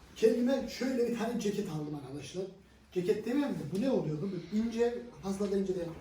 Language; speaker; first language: Turkish; early bilingual, heritage; Turkish